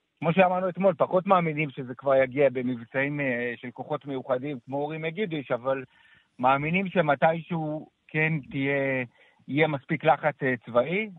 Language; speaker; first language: Hebrew; native; Hebrew